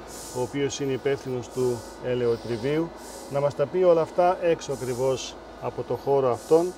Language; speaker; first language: Greek; native; Greek